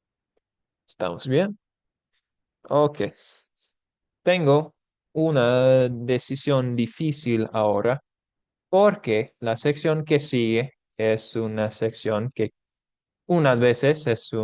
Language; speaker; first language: Spanish; non-native, fluent; English